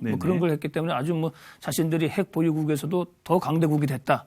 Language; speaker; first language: Korean; native; Korean